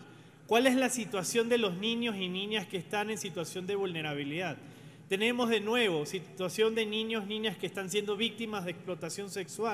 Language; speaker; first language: Spanish; native; Spanish